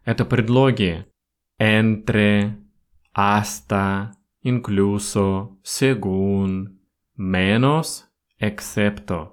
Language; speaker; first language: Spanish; non-native, fluent; Russian